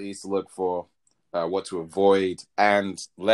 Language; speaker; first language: English; native; English